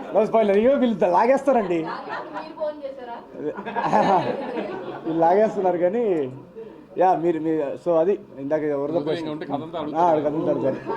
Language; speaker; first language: Telugu; native; Telugu